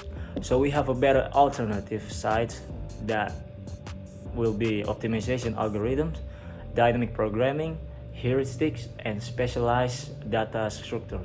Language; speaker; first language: English; non-native, learner; Indonesian